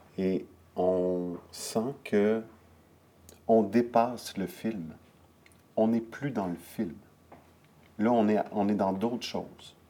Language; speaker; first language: French; native; French